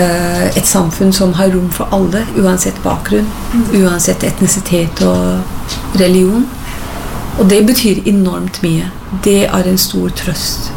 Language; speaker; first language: Norwegian; non-native, fluent; English